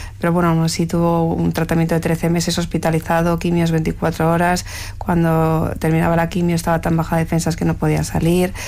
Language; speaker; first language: Spanish; native; Spanish